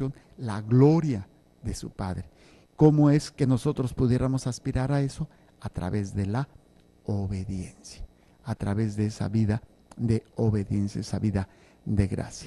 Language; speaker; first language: Spanish; native; Spanish